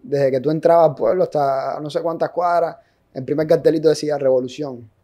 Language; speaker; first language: Spanish; native; Spanish